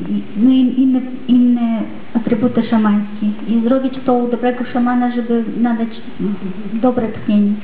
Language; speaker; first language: Polish; native; Polish